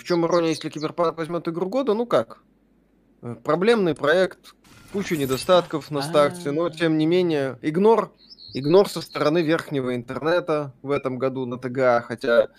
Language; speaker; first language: Russian; native; Russian